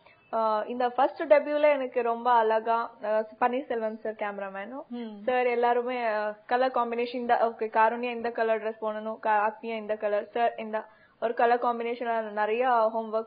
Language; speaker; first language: Tamil; non-native, fluent; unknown